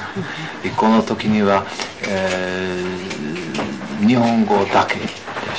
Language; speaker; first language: Japanese; non-native, learner; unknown